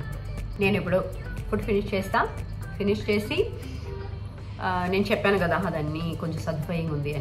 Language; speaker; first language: Telugu; non-native, local second language; Malayalam